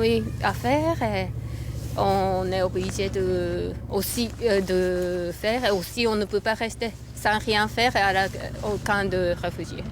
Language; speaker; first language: French; non-native, fluent; Japanese